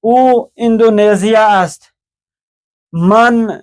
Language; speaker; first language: Persian; non-native, fluent; Urdu